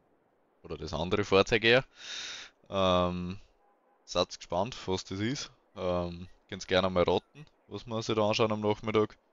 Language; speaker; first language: German; native; German